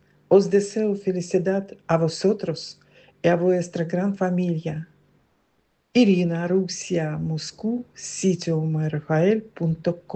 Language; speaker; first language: Spanish; non-native, fluent; Russian